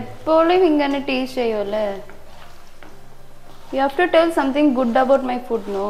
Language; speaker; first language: Malayalam; non-native, learner; Tamil